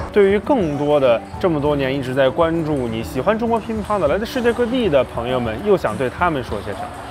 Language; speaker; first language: Chinese; native; Chinese